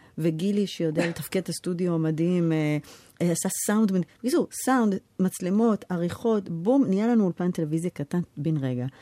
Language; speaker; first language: Hebrew; early bilingual, heritage; Hebrew